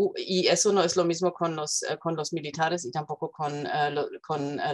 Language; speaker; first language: Spanish; non-native, fluent; German